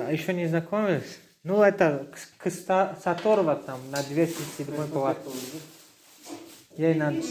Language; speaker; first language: Russian; non-native, fluent; Tajik